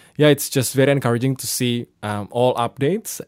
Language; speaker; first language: English; non-native, fluent; Indonesian